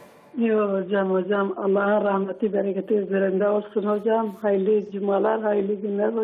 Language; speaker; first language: Turkish; non-native, local second language; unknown